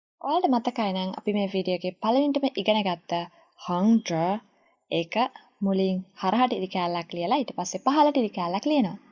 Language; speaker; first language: Sinhala; native; Sinhala